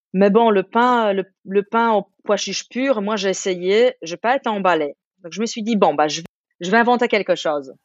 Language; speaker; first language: French; non-native, fluent; Polish